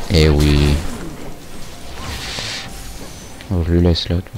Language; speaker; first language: French; native; French